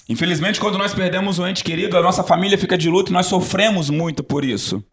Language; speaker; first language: Portuguese; native; Portuguese